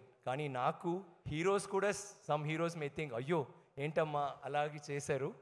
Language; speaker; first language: Telugu; non-native, learner; Tamil